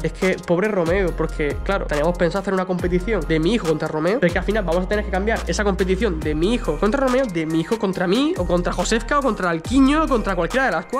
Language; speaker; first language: Spanish; native; Spanish